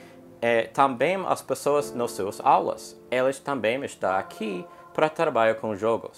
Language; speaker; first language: Portuguese; non-native, learner; English